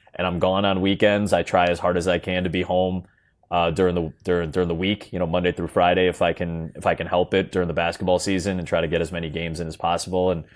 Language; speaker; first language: English; native; English